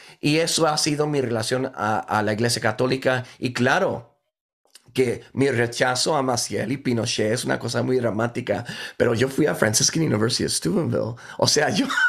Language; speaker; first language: Spanish; early bilingual, heritage; Spanish